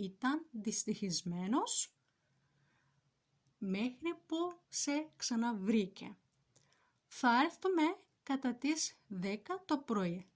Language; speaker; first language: Greek; non-native, fluent; Turkish